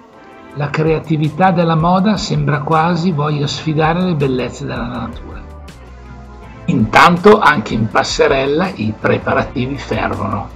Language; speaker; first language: Italian; native; Italian